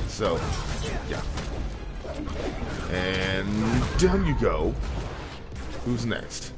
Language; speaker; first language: English; native; English